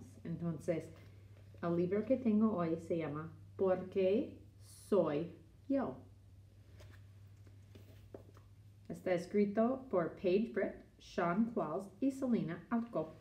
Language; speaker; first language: Spanish; non-native, fluent; English